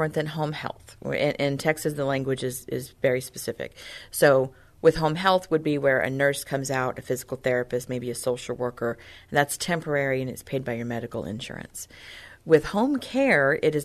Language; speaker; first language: English; native; English